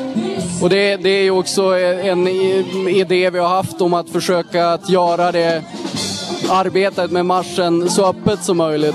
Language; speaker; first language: Swedish; native; Swedish